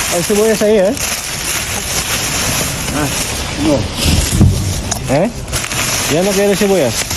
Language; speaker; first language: Spanish; non-native, learner; Filipino